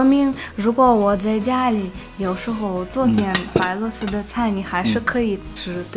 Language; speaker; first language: Chinese; non-native, fluent; Russian